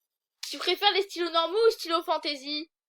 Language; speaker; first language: French; native; French